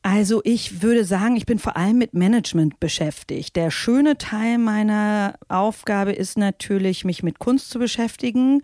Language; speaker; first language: German; native; German